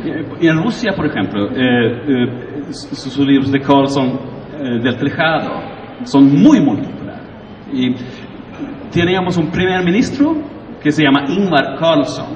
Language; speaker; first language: Spanish; non-native, learner; Swedish